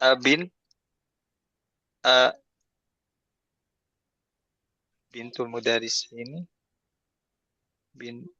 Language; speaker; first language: Arabic; non-native, learner; Indonesian